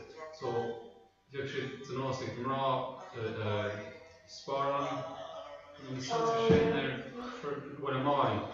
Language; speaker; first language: Irish; non-native, learner; English